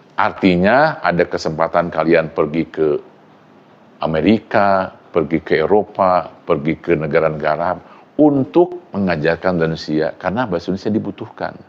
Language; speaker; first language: Indonesian; non-native, local second language; Sundanese